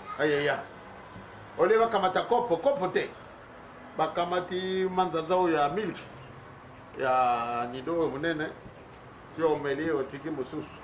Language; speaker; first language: Lingala; non-native, local second language; Kongo